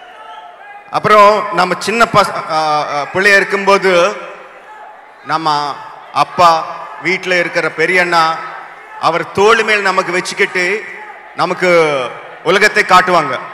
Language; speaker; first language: Tamil; non-native, local second language; Telugu